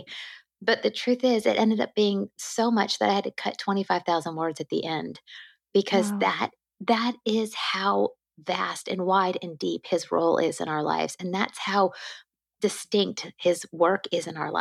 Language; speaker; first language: English; native; English